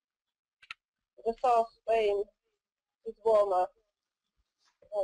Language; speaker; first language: English; non-native, learner; Russian